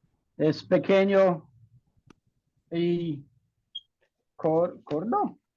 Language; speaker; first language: Spanish; non-native, learner; English